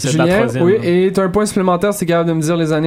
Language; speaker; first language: French; native; French